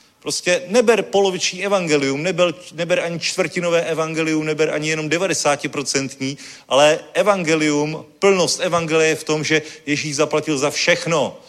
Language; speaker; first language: Czech; native; Czech